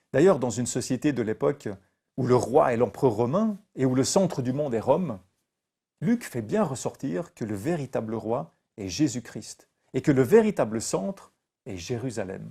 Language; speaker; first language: French; native; French